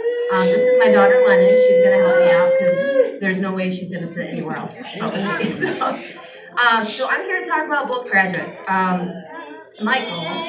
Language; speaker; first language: English; native; English